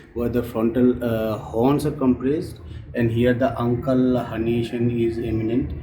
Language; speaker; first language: English; non-native, local second language; Bangla